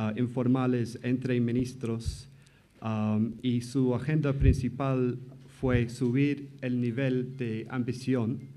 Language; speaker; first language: Spanish; non-native, fluent; English